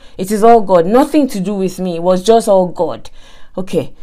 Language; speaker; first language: English; non-native, local second language; Yoruba